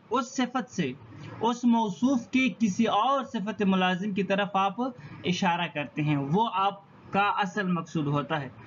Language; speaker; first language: Urdu; non-native, local second language; Pashto